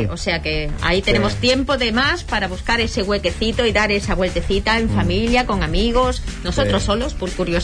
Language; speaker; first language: Spanish; native; Spanish